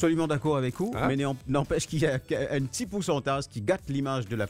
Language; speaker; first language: French; non-native, local second language; Morisyen